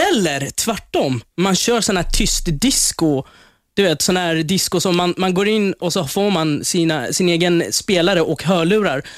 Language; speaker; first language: Swedish; non-native, fluent; Persian